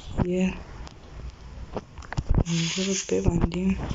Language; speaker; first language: Persian; native; Persian